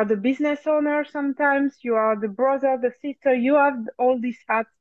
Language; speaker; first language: English; non-native, fluent; French